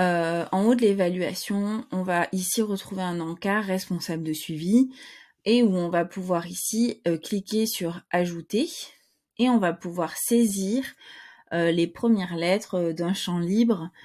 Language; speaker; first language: French; native; French